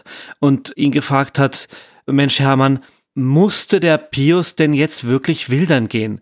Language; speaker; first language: German; native; German